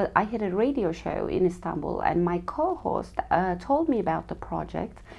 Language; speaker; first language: English; non-native, fluent; Turkish